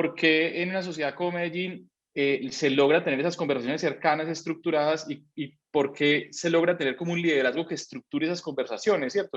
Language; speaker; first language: Spanish; native; Spanish